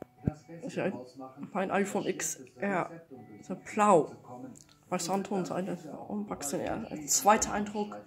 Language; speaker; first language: German; non-native, learner; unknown